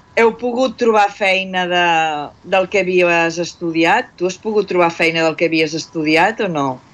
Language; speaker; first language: Catalan; native; Catalan